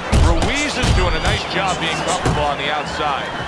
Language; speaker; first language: English; native; English